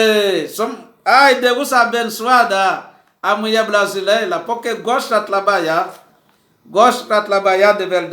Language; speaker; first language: Portuguese; non-native, learner; Haitian Creole